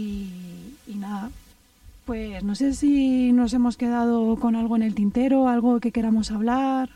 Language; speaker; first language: Spanish; native; Spanish